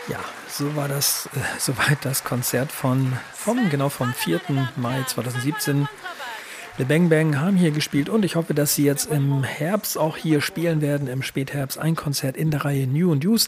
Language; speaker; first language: German; native; German